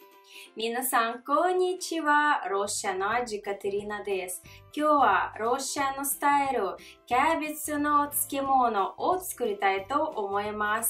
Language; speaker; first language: Japanese; non-native, fluent; Russian